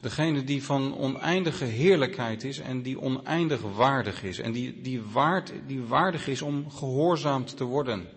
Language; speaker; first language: Dutch; native; Dutch